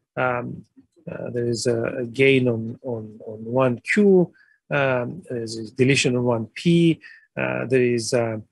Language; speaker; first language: English; non-native, fluent; Greek